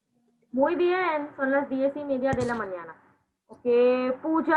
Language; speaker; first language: Spanish; non-native, fluent; Hindi